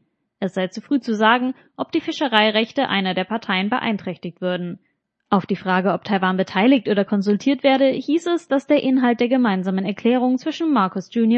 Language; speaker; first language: German; native; German